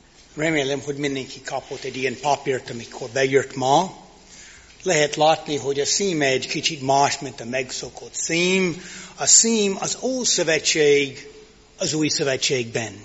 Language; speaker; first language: Hungarian; non-native, fluent; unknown